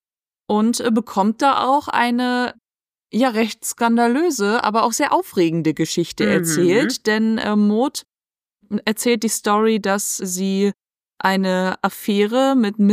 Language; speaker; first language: German; native; German